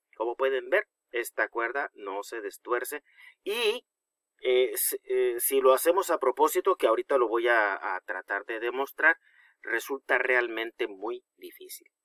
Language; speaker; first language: Spanish; native; Spanish